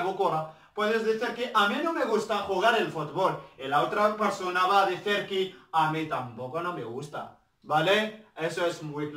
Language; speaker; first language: Spanish; non-native, learner; Arabic